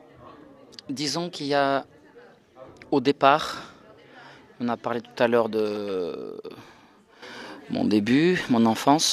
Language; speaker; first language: French; non-native, fluent; Russian